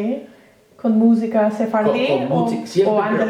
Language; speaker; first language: Spanish; non-native, learner; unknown